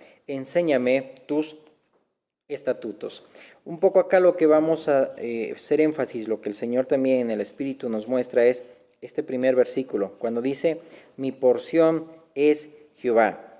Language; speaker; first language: Spanish; native; Spanish